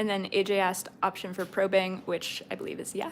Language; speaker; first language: English; native; English